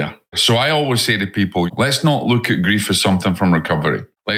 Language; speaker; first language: English; native; English